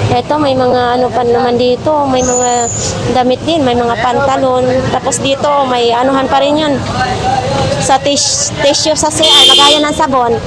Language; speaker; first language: Filipino; non-native, local second language; Masbatenyo